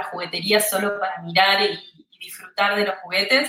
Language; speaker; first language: English; non-native, fluent; Spanish